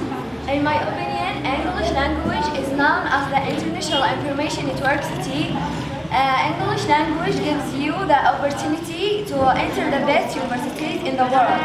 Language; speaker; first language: English; non-native, learner; Arabic